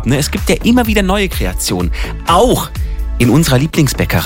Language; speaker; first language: German; native; German